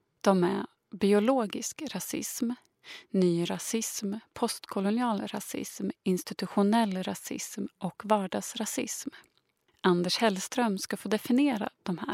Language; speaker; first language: Swedish; native; Swedish